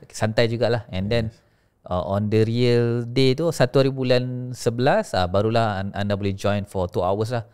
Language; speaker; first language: Malay; native; Malay